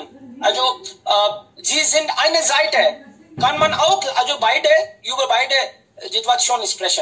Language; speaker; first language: German; non-native, fluent; Hindi